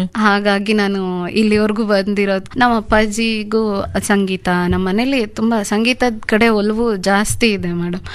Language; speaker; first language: Kannada; non-native, local second language; Urdu